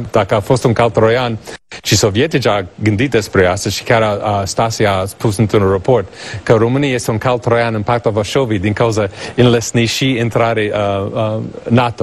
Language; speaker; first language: Romanian; non-native, learner; English